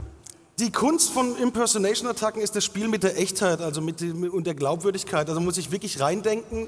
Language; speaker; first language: German; native; German